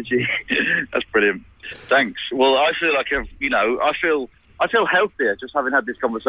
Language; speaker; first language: English; native; English